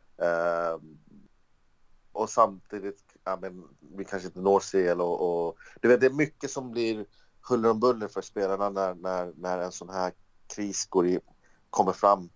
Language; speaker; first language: Swedish; early bilingual, other home language; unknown